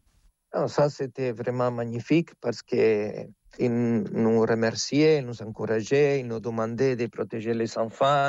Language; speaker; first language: French; non-native, fluent; Spanish